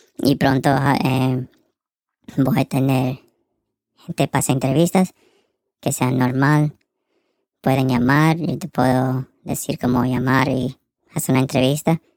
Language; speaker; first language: Spanish; early bilingual, heritage; Spanish